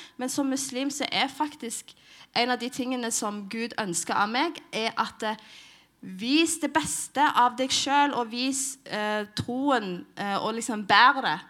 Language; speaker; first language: Norwegian; early bilingual, other home language; Somali